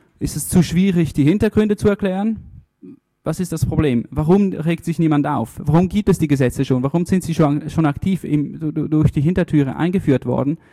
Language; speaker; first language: German; early bilingual, other home language; Italian